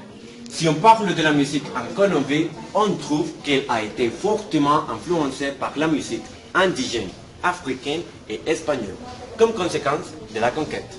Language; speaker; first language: French; non-native, learner; Spanish